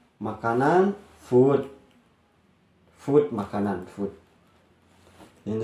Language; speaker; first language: English; non-native, learner; Indonesian